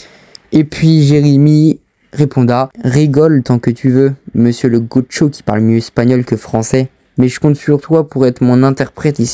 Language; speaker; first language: French; native; French